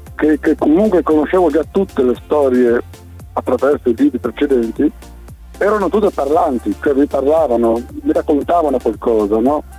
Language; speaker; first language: Italian; native; Italian